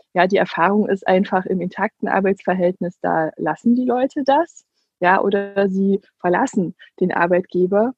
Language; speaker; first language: German; native; German